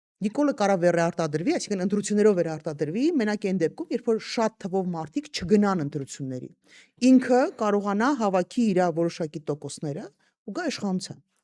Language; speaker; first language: Armenian; native; Armenian